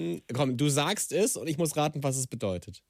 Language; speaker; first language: German; native; German